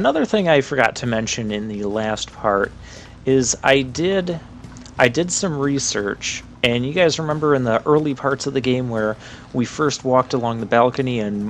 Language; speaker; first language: English; native; English